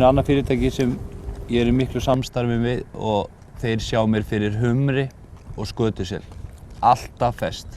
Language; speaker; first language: Icelandic; native; Icelandic